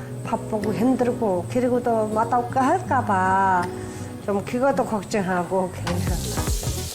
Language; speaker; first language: Korean; non-native, learner; Mongolian